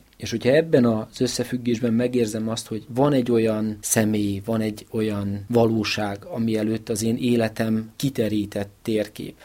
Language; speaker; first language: Hungarian; native; Hungarian